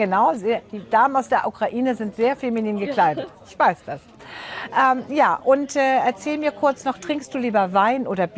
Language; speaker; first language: German; native; German